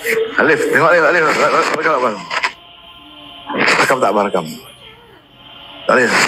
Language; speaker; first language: Malay; native; Malay